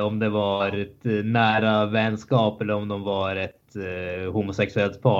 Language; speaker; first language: Swedish; native; Swedish